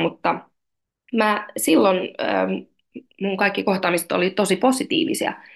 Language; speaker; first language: Finnish; non-native, fluent; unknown